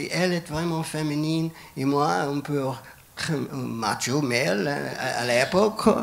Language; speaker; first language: French; non-native, fluent; English